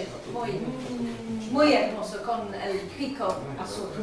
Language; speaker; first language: Spanish; non-native, learner; English